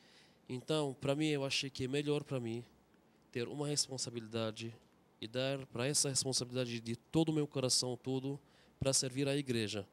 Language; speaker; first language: Portuguese; non-native, fluent; Arabic